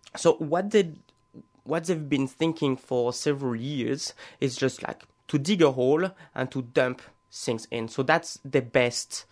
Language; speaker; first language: English; non-native, fluent; French